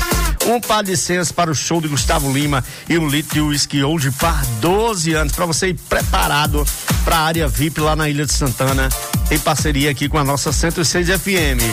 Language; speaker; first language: Portuguese; native; Portuguese